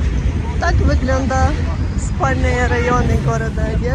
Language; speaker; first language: Polish; non-native, learner; Russian